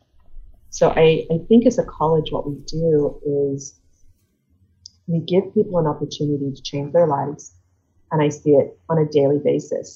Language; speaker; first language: English; native; English